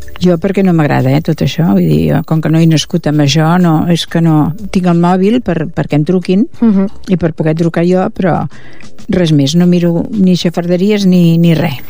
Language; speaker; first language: Catalan; native; Catalan